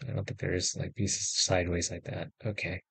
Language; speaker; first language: English; native; English